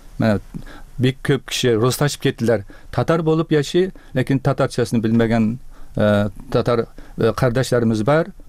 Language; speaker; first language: Tatar; early bilingual, heritage; Tatar